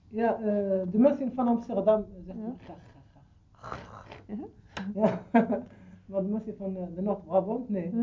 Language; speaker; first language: Dutch; non-native, learner; Arabic